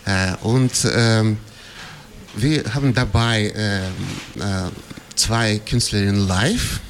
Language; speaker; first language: German; non-native, fluent; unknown